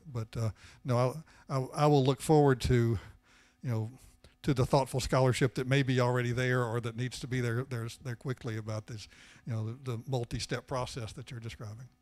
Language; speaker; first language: English; native; English